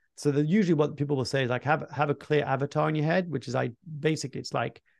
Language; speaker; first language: English; early bilingual, other home language; French